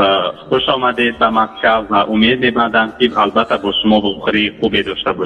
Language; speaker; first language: Persian; native; Persian